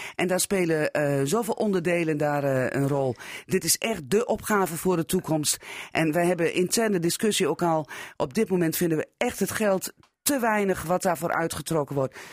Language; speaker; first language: Dutch; native; Dutch